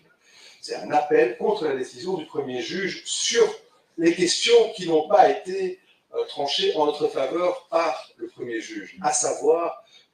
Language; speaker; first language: French; native; French